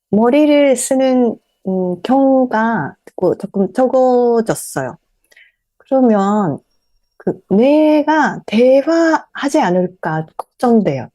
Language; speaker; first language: Korean; non-native, fluent; Japanese